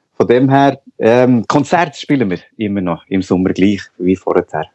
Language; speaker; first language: Swiss German; non-native, local second language; Spanish